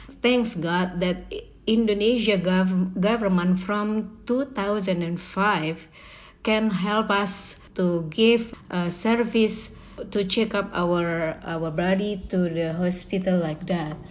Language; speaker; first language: English; non-native, learner; Indonesian